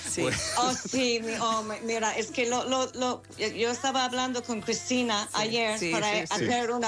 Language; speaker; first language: Spanish; non-native, learner; English